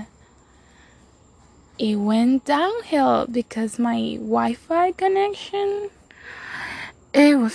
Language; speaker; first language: English; non-native, fluent; Spanish